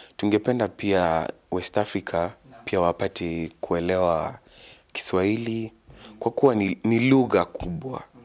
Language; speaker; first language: Swahili; non-native, local second language; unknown